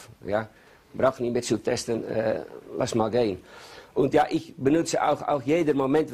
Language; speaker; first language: German; non-native, learner; Dutch